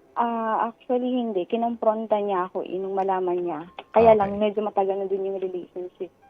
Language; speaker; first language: Filipino; native; Filipino